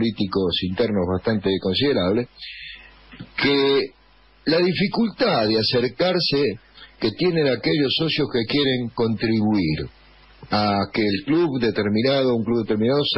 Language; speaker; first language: Spanish; native; Spanish